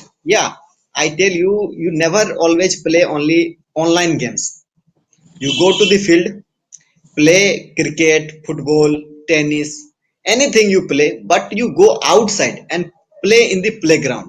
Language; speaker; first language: English; non-native, fluent; Hindi